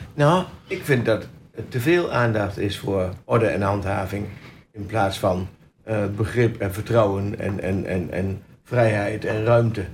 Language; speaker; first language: Dutch; native; Dutch